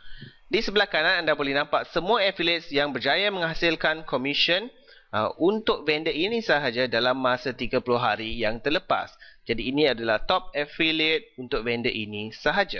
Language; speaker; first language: Malay; native; Malay